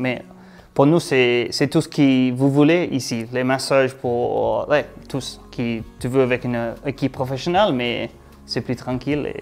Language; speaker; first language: French; non-native, fluent; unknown